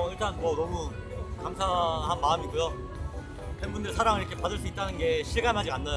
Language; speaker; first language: Korean; native; Korean